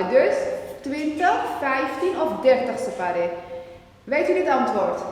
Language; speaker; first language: Dutch; non-native, fluent; Urdu